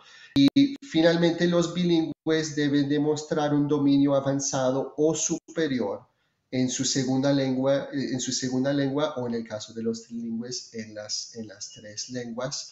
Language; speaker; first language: Spanish; non-native, fluent; French